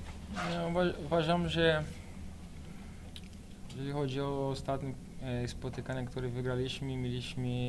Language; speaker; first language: Polish; non-native, learner; Portuguese